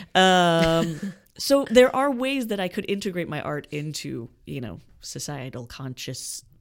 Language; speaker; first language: English; native; English